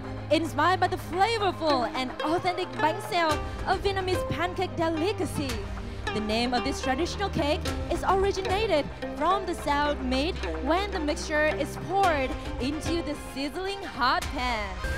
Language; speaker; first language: English; non-native, fluent; Vietnamese